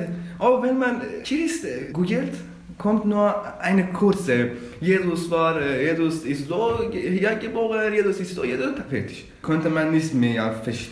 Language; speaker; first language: German; non-native, learner; Persian